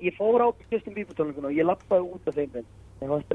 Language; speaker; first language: Icelandic; native; Icelandic